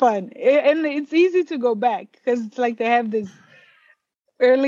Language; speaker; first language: English; non-native, fluent; Portuguese